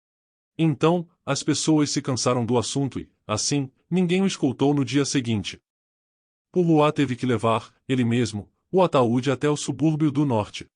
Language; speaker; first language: Portuguese; native; Portuguese